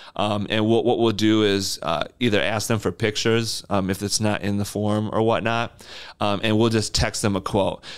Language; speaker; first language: English; native; English